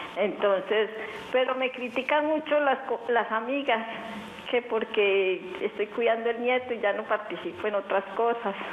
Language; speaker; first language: Spanish; native; Spanish